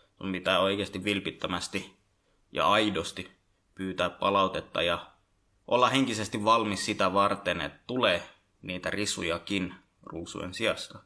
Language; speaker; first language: Finnish; early bilingual, other home language; Bangla